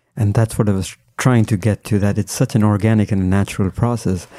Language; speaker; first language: English; non-native, local second language; Hindi